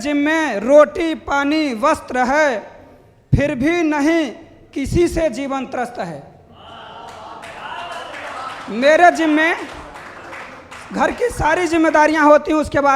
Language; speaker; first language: Hindi; native; Hindi